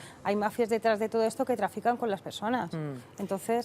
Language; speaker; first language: Spanish; native; Spanish